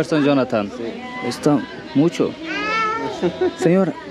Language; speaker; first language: Spanish; non-native, learner; Turkish